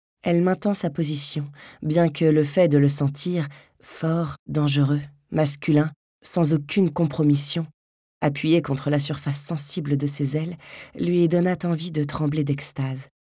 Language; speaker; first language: French; native; French